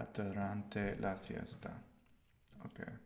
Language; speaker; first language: Spanish; non-native, learner; English